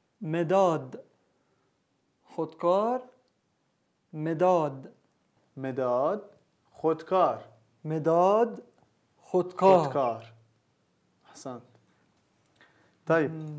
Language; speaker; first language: Persian; non-native, learner; Arabic